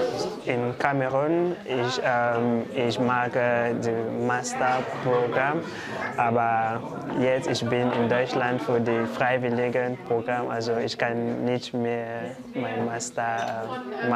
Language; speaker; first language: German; non-native, learner; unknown